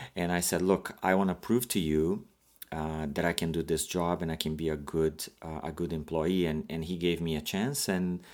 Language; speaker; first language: English; non-native, fluent; Portuguese